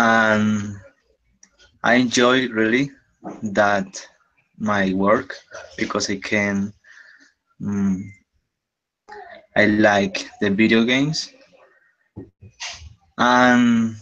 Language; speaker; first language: English; non-native, learner; Spanish